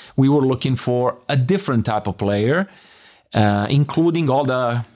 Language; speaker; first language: English; non-native, fluent; Italian